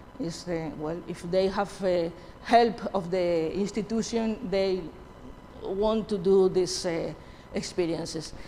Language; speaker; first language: English; non-native, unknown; Spanish